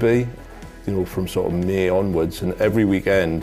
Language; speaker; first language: English; native; English